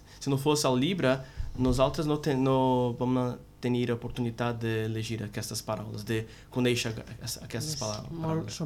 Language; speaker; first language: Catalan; non-native, learner; Portuguese